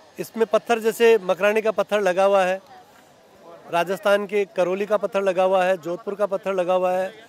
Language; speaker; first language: Hindi; native; Hindi